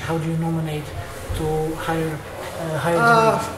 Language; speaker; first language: English; non-native, fluent; Polish